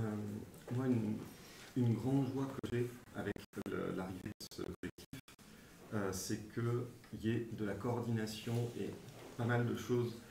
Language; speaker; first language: French; native; French